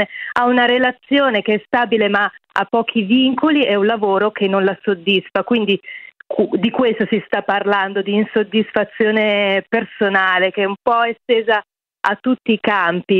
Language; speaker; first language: Italian; native; Italian